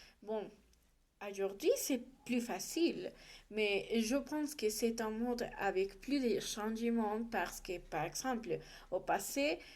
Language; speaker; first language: French; non-native, learner; Spanish